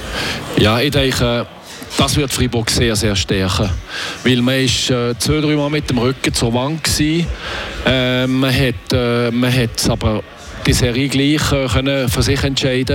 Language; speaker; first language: German; native; German